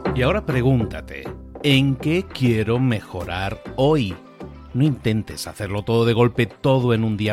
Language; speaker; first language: Spanish; native; Spanish